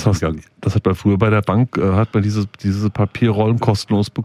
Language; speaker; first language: German; native; German